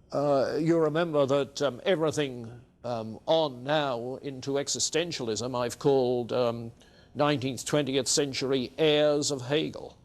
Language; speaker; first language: English; native; English